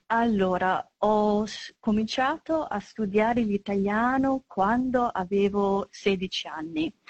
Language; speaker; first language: Italian; non-native, fluent; English